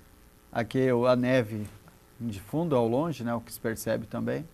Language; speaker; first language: Portuguese; native; Portuguese